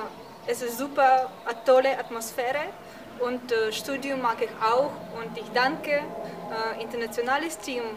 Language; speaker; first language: German; non-native, learner; Russian